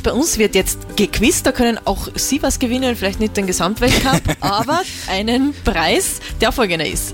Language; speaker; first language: German; native; German